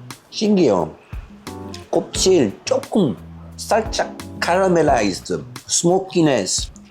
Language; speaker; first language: Korean; non-native, fluent; French